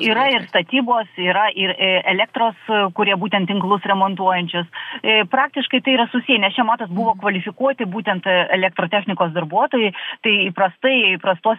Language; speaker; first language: Lithuanian; native; Lithuanian